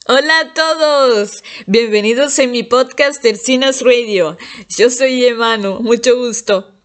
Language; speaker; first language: Spanish; non-native, fluent; Italian